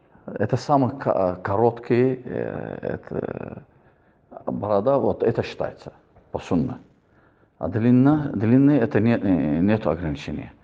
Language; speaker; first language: Russian; non-native, fluent; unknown